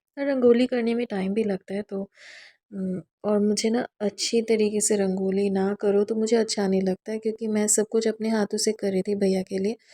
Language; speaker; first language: Hindi; non-native, local second language; Bangla